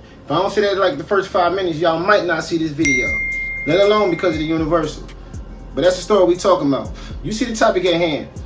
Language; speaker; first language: English; native; English